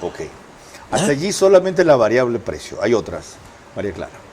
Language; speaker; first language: Spanish; native; Spanish